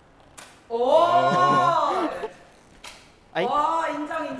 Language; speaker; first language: Korean; native; Korean